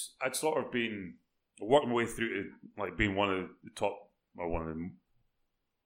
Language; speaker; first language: English; native; English